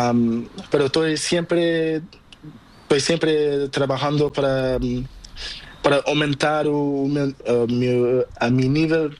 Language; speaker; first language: Spanish; non-native, learner; Portuguese